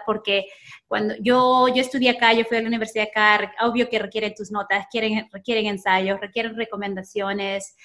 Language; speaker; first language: Spanish; early bilingual, other home language; English